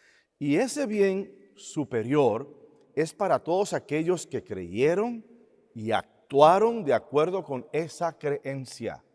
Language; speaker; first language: Spanish; native; Spanish